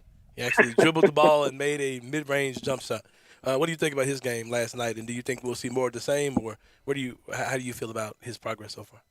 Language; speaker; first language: English; native; English